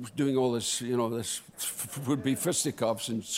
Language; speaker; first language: English; native; English